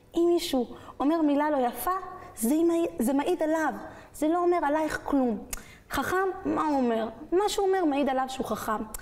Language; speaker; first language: Hebrew; early bilingual, other home language; French